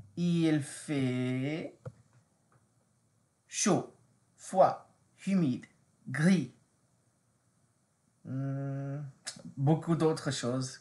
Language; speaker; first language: French; non-native, fluent; English